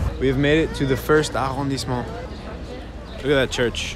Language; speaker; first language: English; native; English